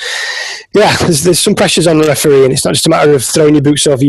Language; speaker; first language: English; native; English